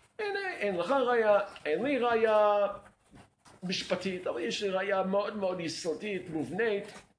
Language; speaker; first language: Hebrew; non-native, fluent; English